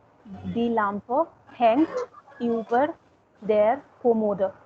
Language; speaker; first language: German; non-native, fluent; Hindi